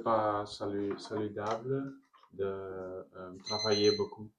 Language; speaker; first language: French; non-native, learner; Spanish